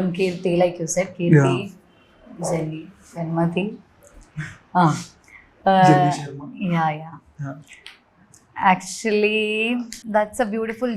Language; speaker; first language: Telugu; non-native, learner; Malayalam